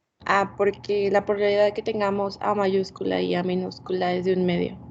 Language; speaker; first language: Spanish; native; Spanish